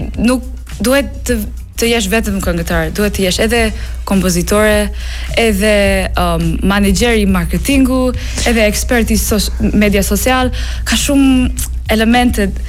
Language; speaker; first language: Albanian; non-native, learner; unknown